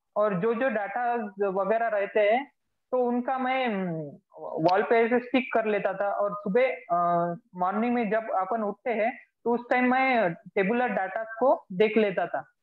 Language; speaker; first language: Hindi; non-native, local second language; Marathi